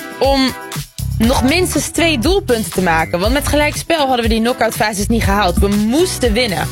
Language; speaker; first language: Dutch; early bilingual, other home language; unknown